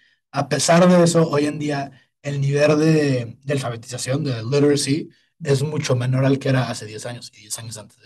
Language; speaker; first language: Spanish; native; Spanish